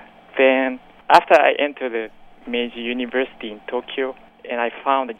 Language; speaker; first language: English; non-native, fluent; Japanese